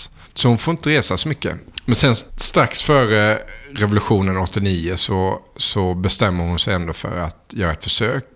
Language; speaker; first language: Swedish; native; Swedish